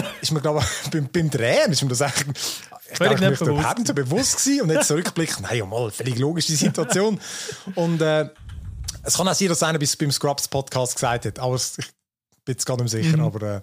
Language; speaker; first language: German; native; German